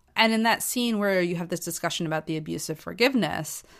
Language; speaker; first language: English; native; English